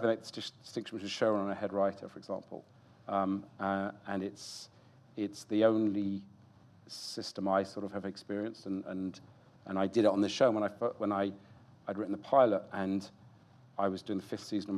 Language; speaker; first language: English; native; English